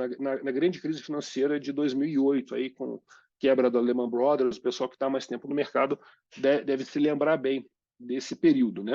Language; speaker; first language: Portuguese; native; Portuguese